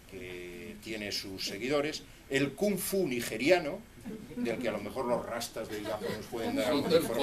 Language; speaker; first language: Spanish; native; Spanish